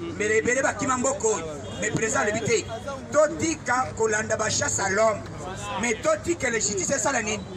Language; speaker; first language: Lingala; native; Lingala